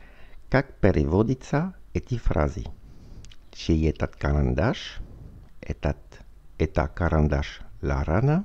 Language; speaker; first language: Russian; non-native, learner; French